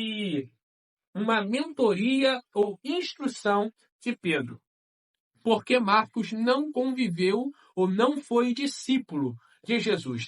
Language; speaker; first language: Portuguese; native; Portuguese